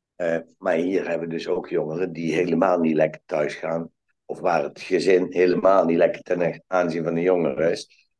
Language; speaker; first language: Dutch; native; Dutch